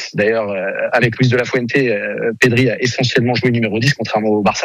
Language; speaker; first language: French; native; French